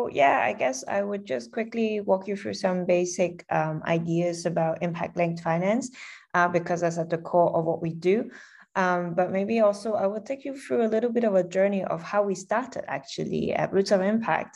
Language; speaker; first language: English; non-native, local second language; Cantonese